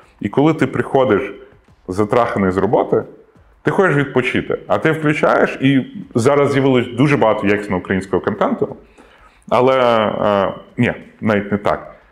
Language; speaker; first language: Ukrainian; non-native, local second language; Russian